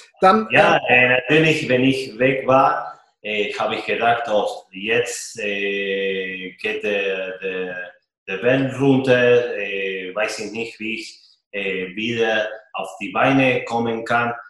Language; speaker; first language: German; non-native, fluent; Spanish